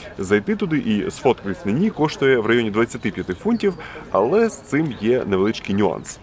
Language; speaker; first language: Ukrainian; native; Ukrainian